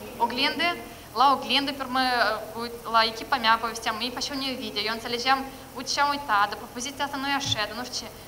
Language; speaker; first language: Romanian; non-native, local second language; Russian